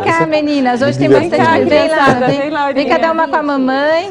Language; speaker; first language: Portuguese; native; Portuguese